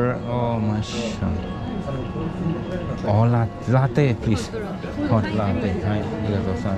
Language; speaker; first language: English; non-native, learner; Thai